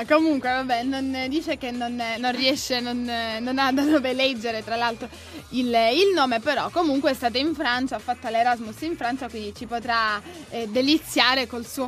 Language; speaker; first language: Italian; native; Italian